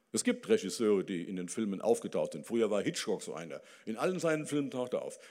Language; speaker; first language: German; native; German